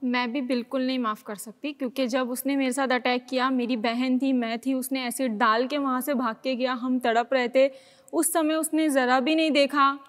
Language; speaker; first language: Hindi; native; Hindi